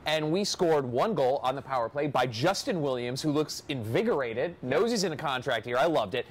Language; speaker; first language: English; native; English